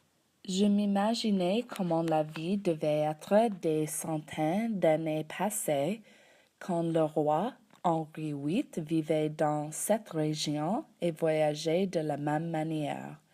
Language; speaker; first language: French; non-native, learner; English